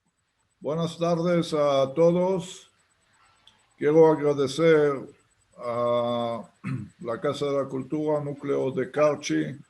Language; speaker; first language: Spanish; non-native, fluent; Hebrew